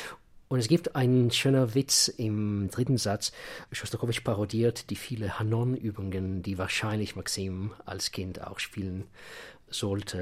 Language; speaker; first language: German; non-native, fluent; Russian